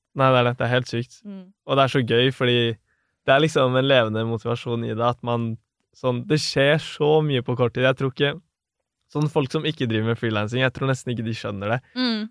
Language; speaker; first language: Norwegian; native; Norwegian